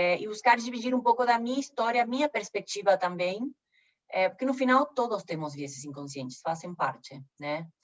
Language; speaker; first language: Portuguese; non-native, fluent; Spanish